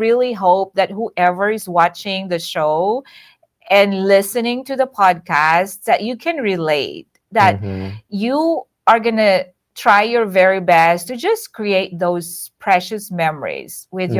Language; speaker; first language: English; non-native, local second language; Iloko